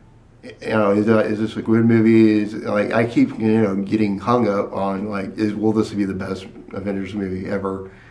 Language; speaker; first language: English; native; English